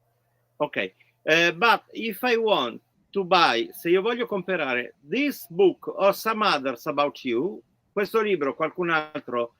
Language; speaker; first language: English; non-native, learner; Italian